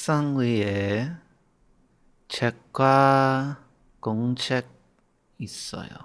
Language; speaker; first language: Korean; non-native, learner; English